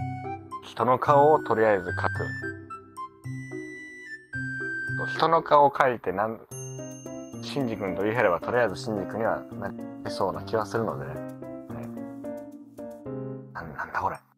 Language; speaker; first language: Japanese; native; Japanese